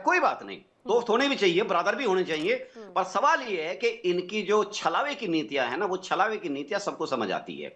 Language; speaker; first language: Hindi; native; Hindi